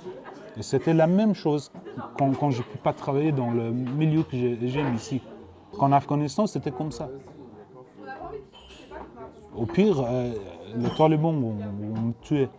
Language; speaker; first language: French; non-native, learner; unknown